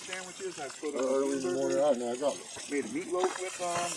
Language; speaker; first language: English; native; English